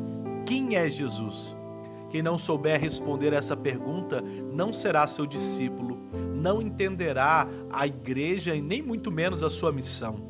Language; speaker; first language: Portuguese; native; Portuguese